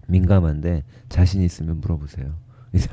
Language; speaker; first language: Korean; native; Korean